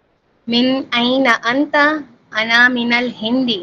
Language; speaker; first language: Arabic; non-native, learner; Urdu